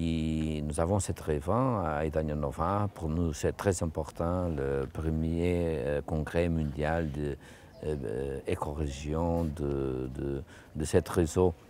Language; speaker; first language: French; non-native, fluent; Portuguese